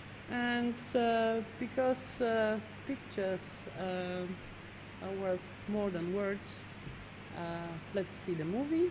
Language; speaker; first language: English; non-native, fluent; Polish